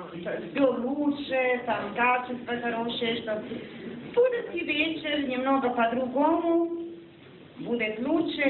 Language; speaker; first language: Russian; non-native, fluent; Serbian